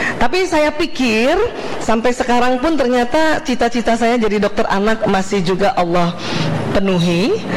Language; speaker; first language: Indonesian; native; Indonesian